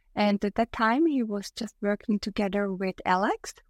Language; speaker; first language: English; non-native, fluent; German